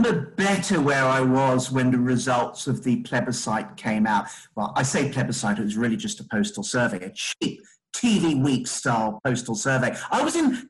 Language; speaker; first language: English; native; English